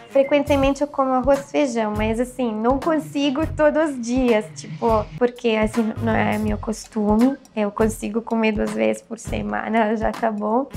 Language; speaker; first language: Portuguese; non-native, fluent; Italian